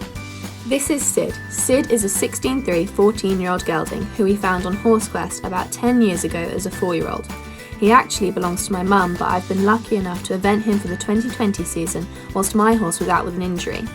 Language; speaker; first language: English; native; English